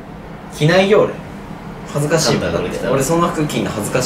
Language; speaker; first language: Japanese; native; Japanese